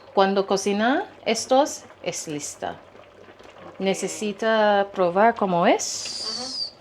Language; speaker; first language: Spanish; non-native, learner; English